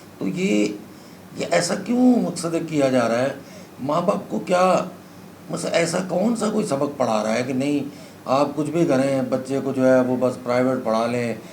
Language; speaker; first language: Urdu; native; Urdu